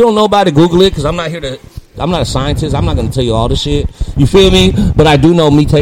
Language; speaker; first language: English; native; English